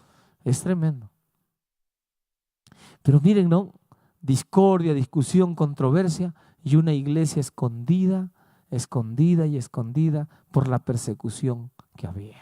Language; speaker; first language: Spanish; native; Spanish